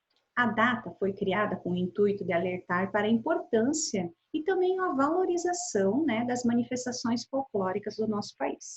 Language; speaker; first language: Portuguese; native; Portuguese